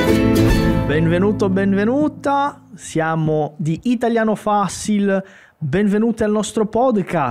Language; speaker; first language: Italian; non-native, fluent; Portuguese